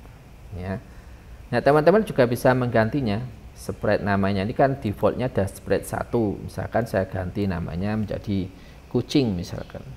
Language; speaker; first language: Indonesian; native; Indonesian